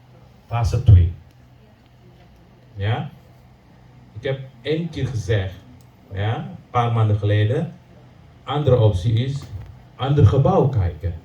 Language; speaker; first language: Dutch; non-native, learner; Indonesian